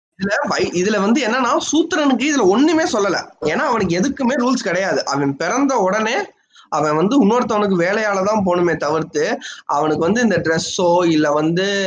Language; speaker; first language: Tamil; non-native, local second language; Telugu